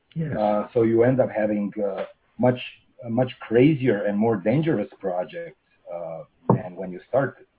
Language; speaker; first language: English; non-native, fluent; Russian